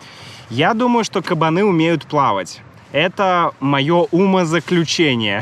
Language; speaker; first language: Russian; native; Russian